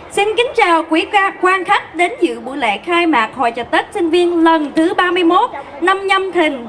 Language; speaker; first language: Vietnamese; early bilingual, heritage; Vietnamese